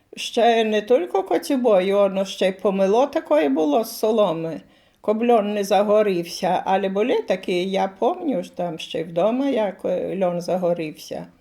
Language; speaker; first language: Ukrainian; native; Ukrainian